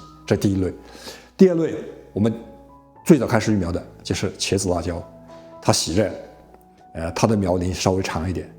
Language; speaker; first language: Chinese; native; Chinese